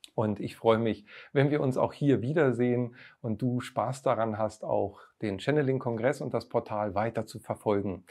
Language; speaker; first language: German; native; German